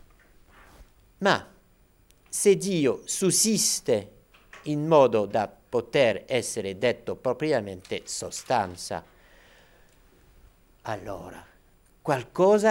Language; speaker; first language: Italian; non-native, fluent; French